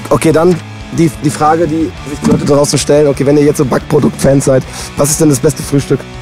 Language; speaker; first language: German; native; German